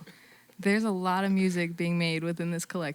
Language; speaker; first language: English; native; English